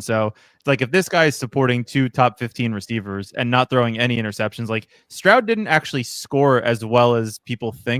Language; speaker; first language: English; native; English